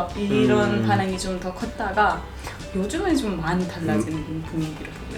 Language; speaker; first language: Korean; non-native, fluent; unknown